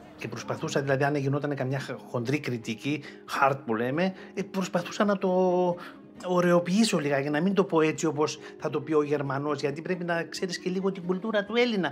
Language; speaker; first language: Greek; early bilingual, heritage; Greek